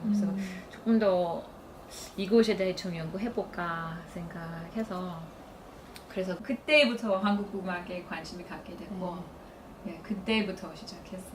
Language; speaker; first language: Korean; non-native, fluent; English